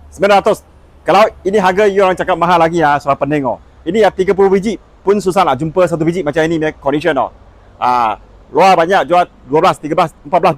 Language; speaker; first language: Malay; non-native, local second language; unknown